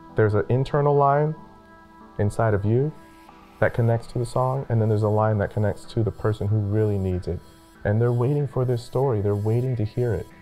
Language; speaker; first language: English; native; English